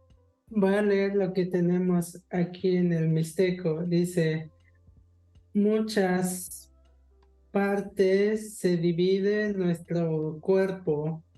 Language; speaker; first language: Spanish; non-native, local second language; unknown